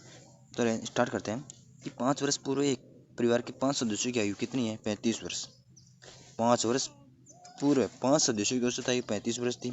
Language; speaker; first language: Hindi; native; Hindi